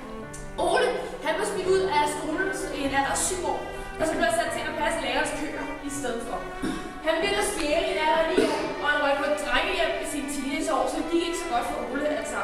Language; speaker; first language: Danish; native; Danish